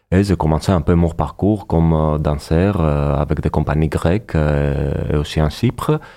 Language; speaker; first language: French; non-native, fluent; Greek